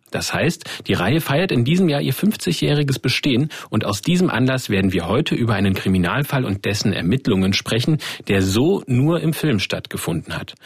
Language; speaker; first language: German; native; German